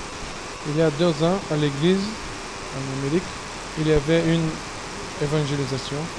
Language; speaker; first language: French; non-native, fluent; Bulgarian